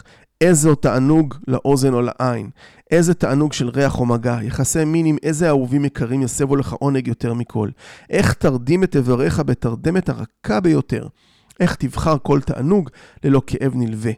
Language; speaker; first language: Hebrew; native; Hebrew